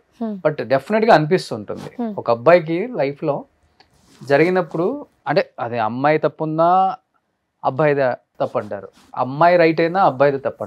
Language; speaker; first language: Telugu; native; Telugu